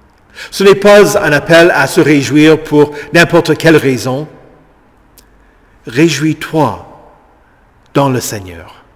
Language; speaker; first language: French; native; French